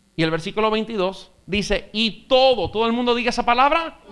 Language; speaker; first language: Spanish; native; Spanish